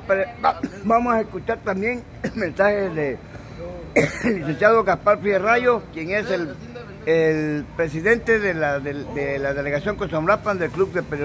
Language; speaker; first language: Spanish; native; Spanish